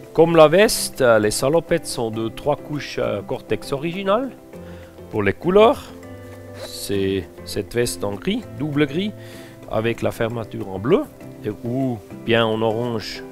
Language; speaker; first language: French; non-native, fluent; German